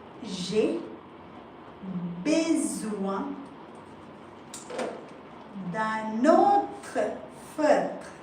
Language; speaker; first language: French; non-native, fluent; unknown